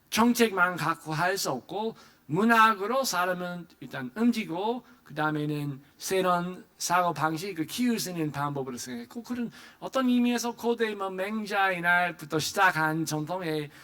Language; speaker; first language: Korean; non-native, fluent; English